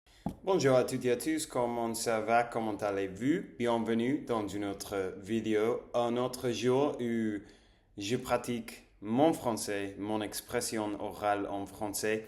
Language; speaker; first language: French; non-native, learner; English